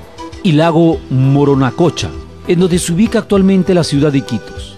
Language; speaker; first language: Spanish; native; Spanish